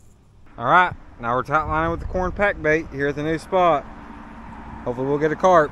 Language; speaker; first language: English; native; English